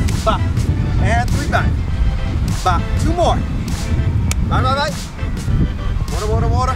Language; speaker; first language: English; non-native, fluent; Portuguese